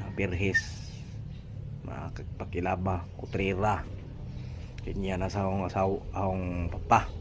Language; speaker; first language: Cebuano; native; Cebuano